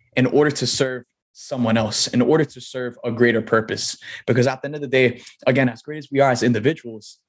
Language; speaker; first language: English; native; English